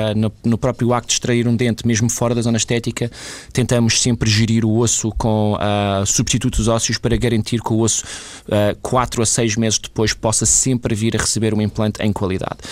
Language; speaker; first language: Portuguese; early bilingual, other home language; English